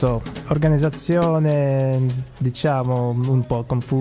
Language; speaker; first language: Italian; non-native, learner; Czech